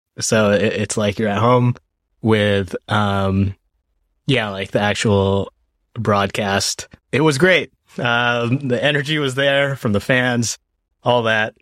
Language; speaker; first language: English; early bilingual, other home language; Japanese